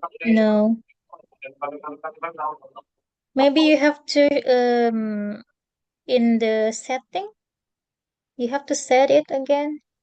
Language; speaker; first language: English; non-native, fluent; Indonesian